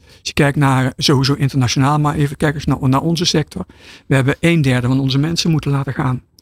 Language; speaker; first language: Dutch; native; Dutch